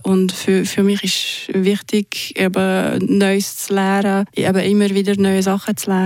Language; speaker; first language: German; non-native, local second language; French